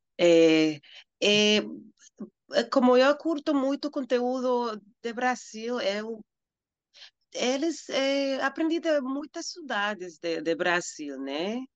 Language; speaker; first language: Portuguese; non-native, learner; Spanish